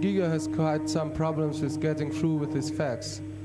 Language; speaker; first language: English; non-native, fluent; German